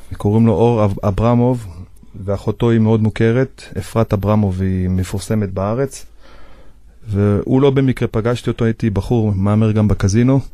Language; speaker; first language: Hebrew; native; Hebrew